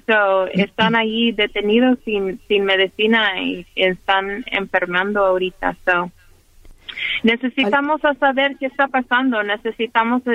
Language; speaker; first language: Spanish; early bilingual, heritage; Spanish